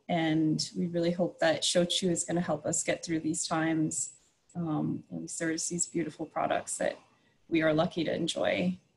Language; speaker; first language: English; non-native, fluent; Japanese